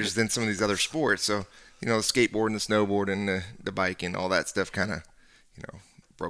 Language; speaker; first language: English; native; English